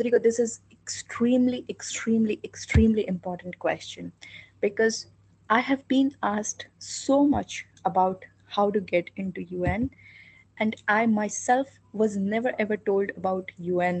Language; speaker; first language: English; non-native, local second language; Hindi